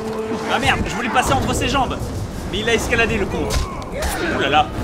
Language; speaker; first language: French; native; French